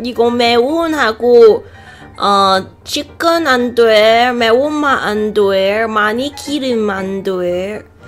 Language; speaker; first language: Korean; non-native, learner; Cantonese